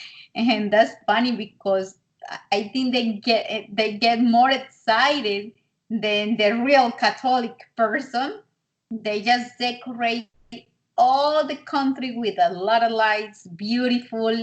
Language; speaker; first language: English; non-native, learner; Spanish